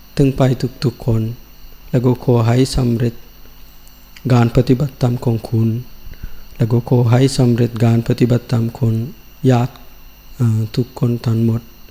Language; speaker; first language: Thai; non-native, learner; Sinhala